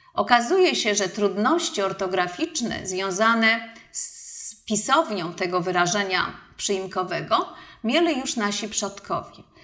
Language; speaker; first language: Polish; native; Polish